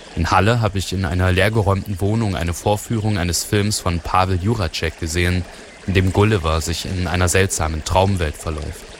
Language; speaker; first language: German; native; German